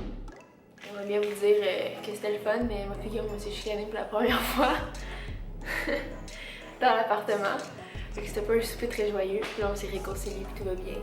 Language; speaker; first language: French; native; French